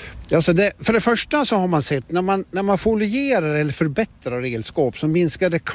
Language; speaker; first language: Swedish; native; Swedish